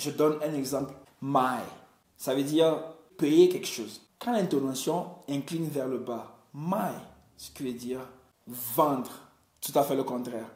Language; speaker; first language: French; non-native, local second language; Ewe